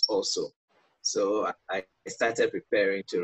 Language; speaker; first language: English; non-native, local second language; Akan